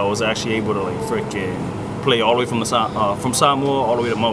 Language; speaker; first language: English; non-native, fluent; Samoan